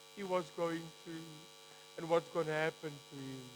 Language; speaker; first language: English; non-native, local second language; Afrikaans